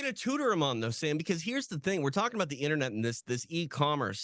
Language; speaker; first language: English; native; English